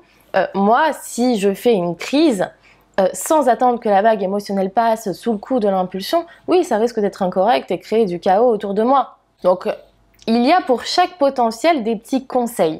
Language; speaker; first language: French; native; French